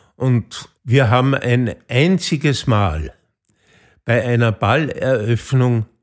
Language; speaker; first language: German; native; German